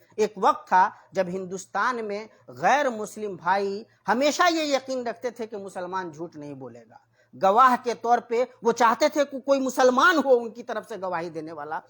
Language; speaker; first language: Urdu; native; Urdu